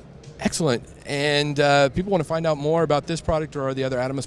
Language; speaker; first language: English; native; English